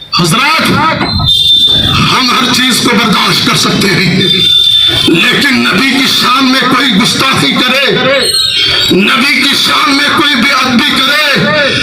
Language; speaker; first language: Urdu; native; Urdu